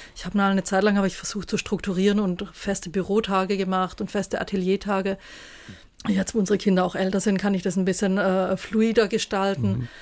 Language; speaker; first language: German; native; German